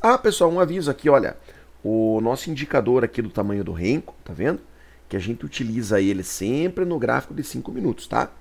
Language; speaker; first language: Portuguese; native; Portuguese